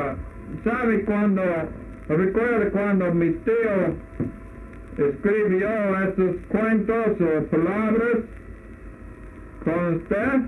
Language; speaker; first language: Spanish; non-native, learner; English